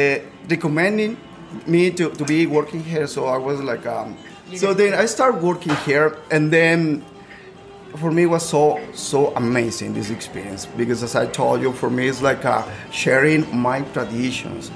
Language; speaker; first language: English; non-native, fluent; Spanish